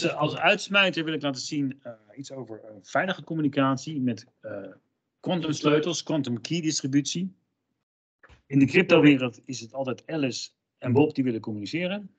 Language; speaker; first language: Dutch; native; Dutch